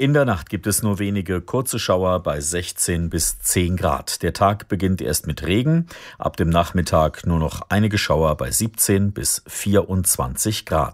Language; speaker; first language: German; native; German